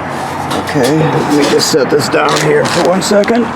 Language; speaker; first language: English; native; English